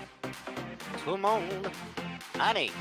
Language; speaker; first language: French; native; French